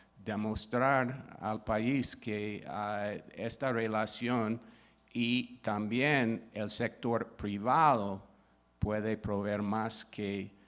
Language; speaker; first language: Spanish; non-native, fluent; English